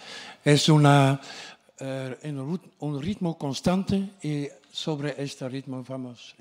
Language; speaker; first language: Spanish; non-native, learner; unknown